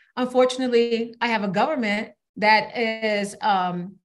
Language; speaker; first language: English; native; English